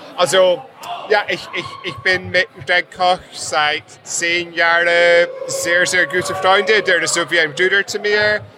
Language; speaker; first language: German; non-native, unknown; English